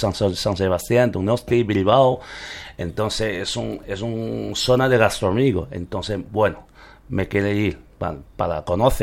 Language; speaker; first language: Spanish; non-native, learner; Chinese